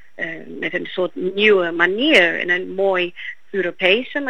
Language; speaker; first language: Dutch; non-native, fluent; Greek